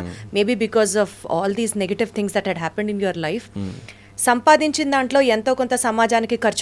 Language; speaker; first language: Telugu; native; Telugu